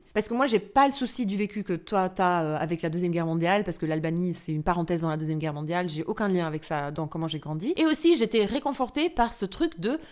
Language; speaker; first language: French; non-native, fluent; Albanian